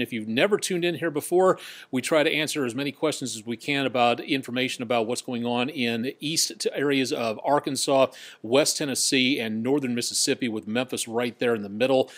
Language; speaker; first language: English; native; English